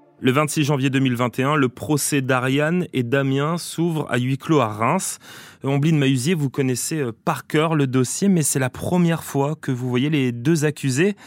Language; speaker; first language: French; native; French